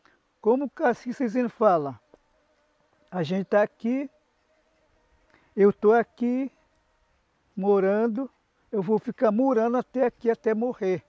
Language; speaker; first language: Portuguese; non-native, local second language; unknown